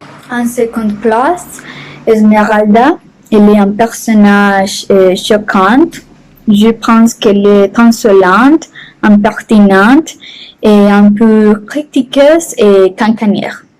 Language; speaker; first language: French; non-native, learner; Spanish